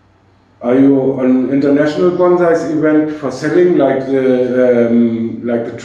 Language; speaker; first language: English; non-native, fluent; German